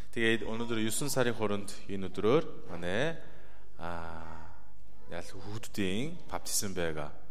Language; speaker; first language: Mongolian; non-native, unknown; Korean